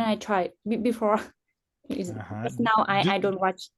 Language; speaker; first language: English; non-native, learner; Vietnamese